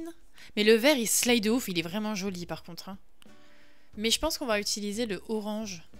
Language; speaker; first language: French; native; French